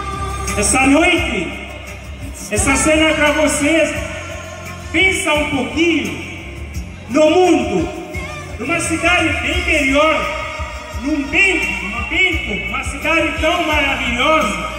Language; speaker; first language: Portuguese; non-native, fluent; Haitian Creole